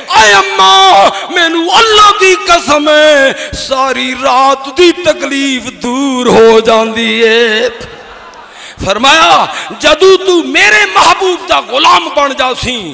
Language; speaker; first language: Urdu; non-native, local second language; Punjabi